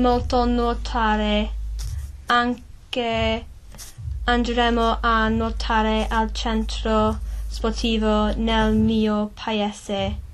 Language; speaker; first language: Italian; non-native, learner; English